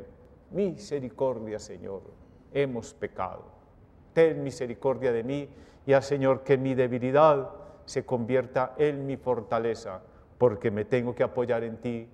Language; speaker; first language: Spanish; native; Spanish